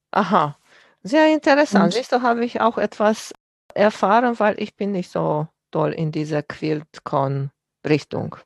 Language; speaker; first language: German; non-native, fluent; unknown